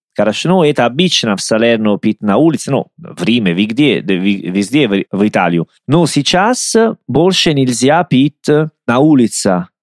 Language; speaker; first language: Russian; non-native, learner; Italian